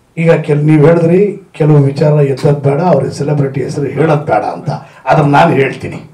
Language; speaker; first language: Kannada; native; Kannada